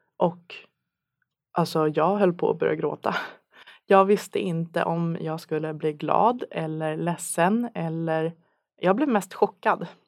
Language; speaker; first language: Swedish; native; Swedish